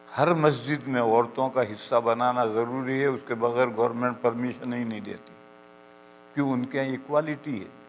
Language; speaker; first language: Urdu; native; Urdu